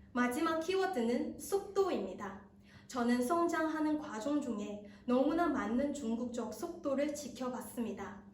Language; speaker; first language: Korean; non-native, fluent; Chinese